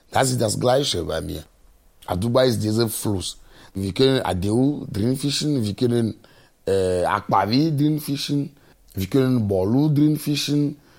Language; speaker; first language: German; non-native, fluent; Ewe